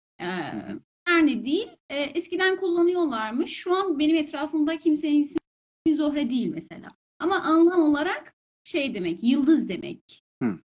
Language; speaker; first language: Turkish; non-native, fluent; Persian